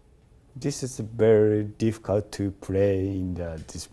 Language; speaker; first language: English; non-native, learner; Japanese